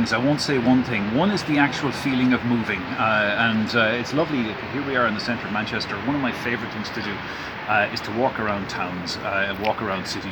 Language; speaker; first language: English; native; English